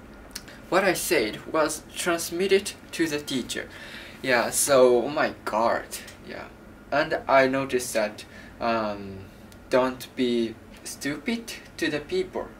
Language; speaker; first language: English; non-native, learner; Japanese